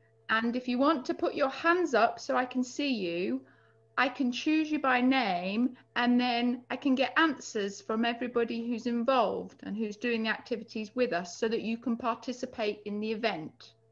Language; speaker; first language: English; native; English